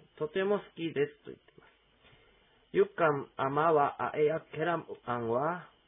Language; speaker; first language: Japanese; native; Japanese